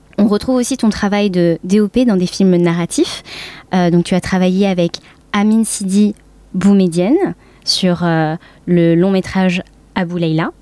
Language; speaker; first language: French; native; French